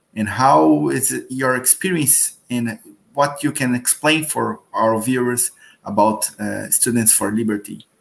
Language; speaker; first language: English; non-native, learner; Portuguese